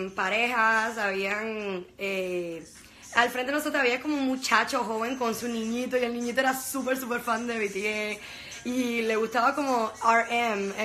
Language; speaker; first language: Spanish; early bilingual, heritage; Spanish